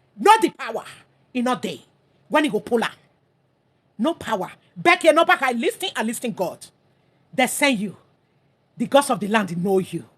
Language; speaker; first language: Nigerian Pidgin; native; Nigerian Pidgin